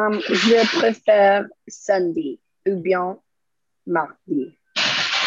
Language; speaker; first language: French; non-native, learner; Spanish